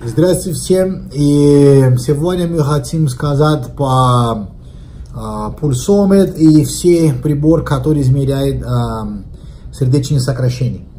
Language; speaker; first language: Russian; non-native, learner; Portuguese